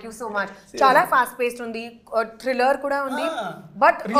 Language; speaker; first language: Telugu; non-native, learner; Hindi